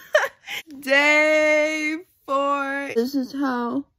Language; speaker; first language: English; native; English